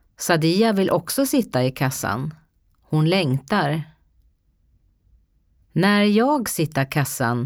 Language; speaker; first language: Swedish; native; Swedish